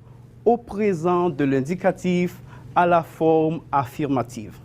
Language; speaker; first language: French; non-native, fluent; Spanish